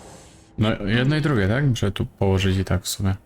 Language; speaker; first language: Polish; native; Polish